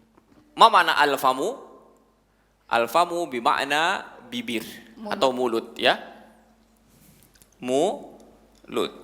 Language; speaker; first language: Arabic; non-native, fluent; Indonesian